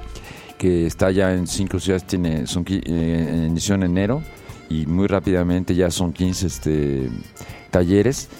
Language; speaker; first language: Spanish; native; Spanish